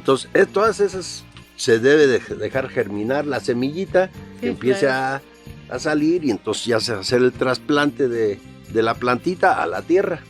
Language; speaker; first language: Spanish; native; Spanish